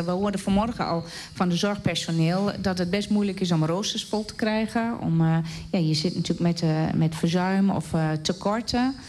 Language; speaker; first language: Dutch; native; Dutch